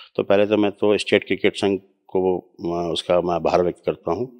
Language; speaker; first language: Hindi; native; Hindi